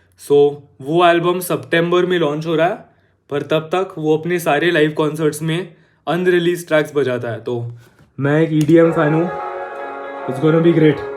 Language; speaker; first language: Hindi; non-native, local second language; Marathi